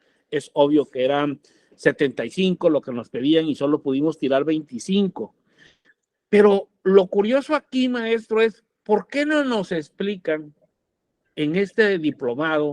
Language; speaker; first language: Spanish; native; Spanish